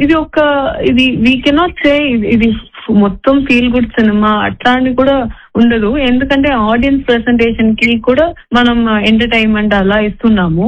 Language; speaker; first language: Telugu; non-native, fluent; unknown